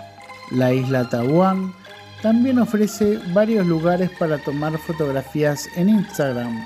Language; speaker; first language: Spanish; non-native, fluent; Indonesian